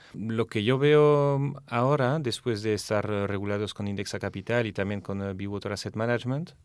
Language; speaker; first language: Spanish; non-native, fluent; French